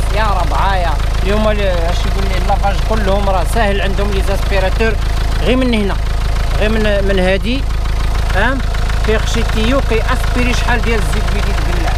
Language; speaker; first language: Arabic; native; Arabic